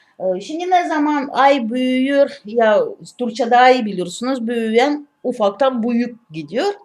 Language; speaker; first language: Turkish; non-native, learner; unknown